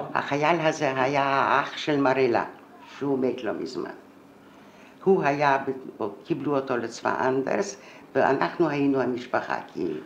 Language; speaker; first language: Hebrew; non-native, fluent; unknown